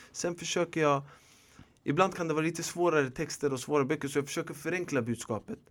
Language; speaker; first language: Swedish; early bilingual, other home language; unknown